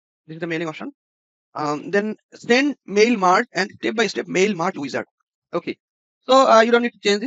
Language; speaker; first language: English; non-native, local second language; Bangla